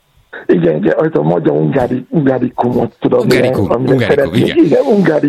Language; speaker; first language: Hungarian; non-native, fluent; Yoruba